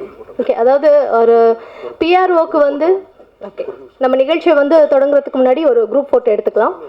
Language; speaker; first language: Tamil; native; Tamil